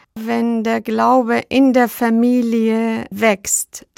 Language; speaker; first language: German; non-native, fluent; Arabic